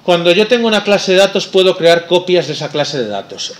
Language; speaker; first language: Spanish; non-native, local second language; Galician